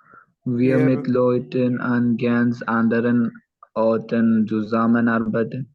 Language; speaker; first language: German; non-native, learner; Malayalam